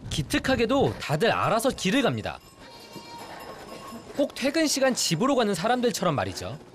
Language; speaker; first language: Korean; native; Korean